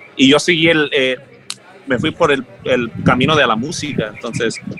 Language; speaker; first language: Spanish; early bilingual, heritage; Spanish